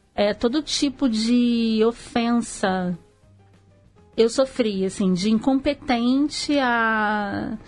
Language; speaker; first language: Portuguese; native; Portuguese